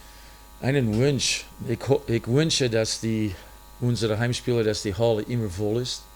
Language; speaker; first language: German; non-native, fluent; English